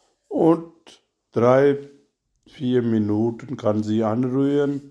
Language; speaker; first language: German; non-native, learner; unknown